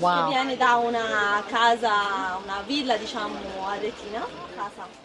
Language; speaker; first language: Italian; native; Italian